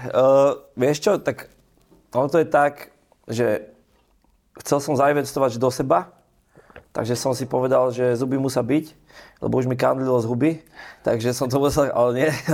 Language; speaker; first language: Slovak; native; Slovak